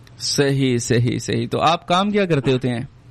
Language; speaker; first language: Hindi; non-native, local second language; Pashto